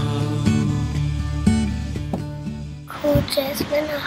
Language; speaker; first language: Māori; non-native, learner; English